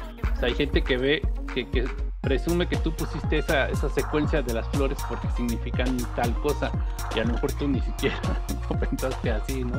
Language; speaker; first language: Spanish; native; Spanish